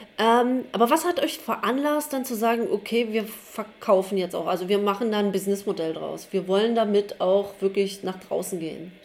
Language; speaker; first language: German; native; German